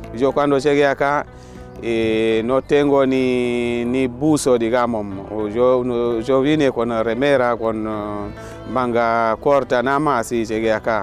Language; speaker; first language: Spanish; non-native, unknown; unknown